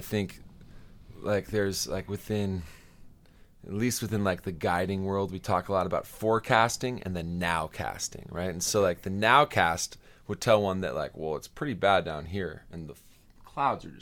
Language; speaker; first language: English; native; English